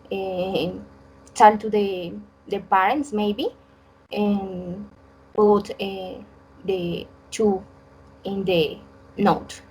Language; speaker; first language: English; non-native, learner; Spanish